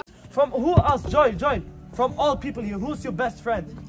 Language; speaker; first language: English; non-native, learner; German